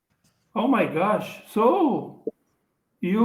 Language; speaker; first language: English; non-native, learner; Portuguese